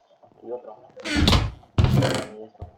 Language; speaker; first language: Spanish; native; Spanish